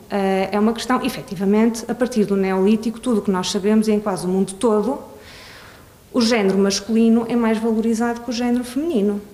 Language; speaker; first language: Portuguese; early bilingual, other home language; Swedish